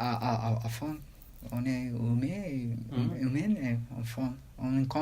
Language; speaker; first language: French; non-native, learner; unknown